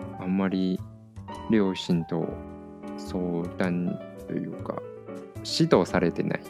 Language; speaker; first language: Japanese; non-native, fluent; Chinese